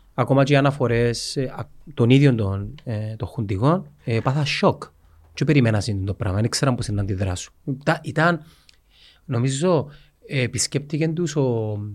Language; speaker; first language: Greek; native; Greek